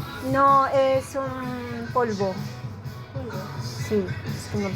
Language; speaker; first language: Spanish; non-native, learner; Filipino